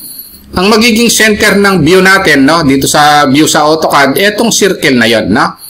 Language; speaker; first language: Filipino; native; Filipino